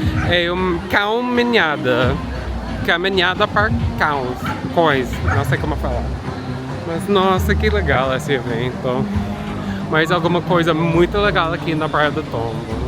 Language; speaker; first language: Portuguese; non-native, fluent; English